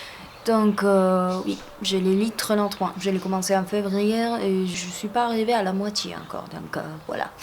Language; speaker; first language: French; non-native, fluent; Spanish